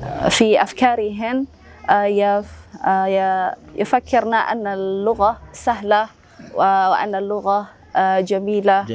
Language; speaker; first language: Arabic; non-native, fluent; Indonesian